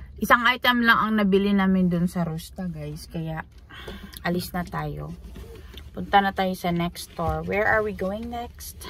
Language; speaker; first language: Filipino; non-native, local second language; Cebuano